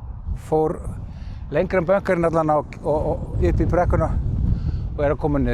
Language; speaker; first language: Icelandic; native; Icelandic